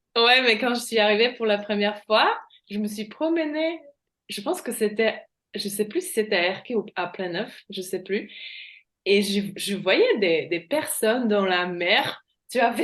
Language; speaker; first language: French; non-native, fluent; Slovak